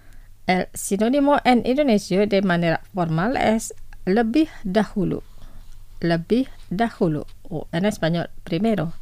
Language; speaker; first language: Spanish; non-native, fluent; Indonesian